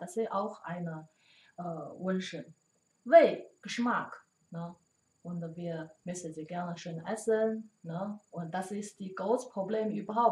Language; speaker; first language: German; non-native, learner; Chinese